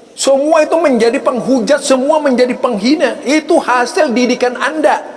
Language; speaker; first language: Indonesian; non-native, local second language; Madurese